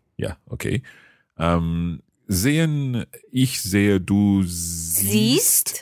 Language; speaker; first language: German; non-native, learner; English